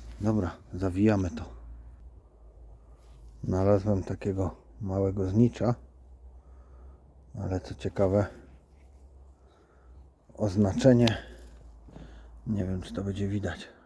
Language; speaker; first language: Polish; native; Polish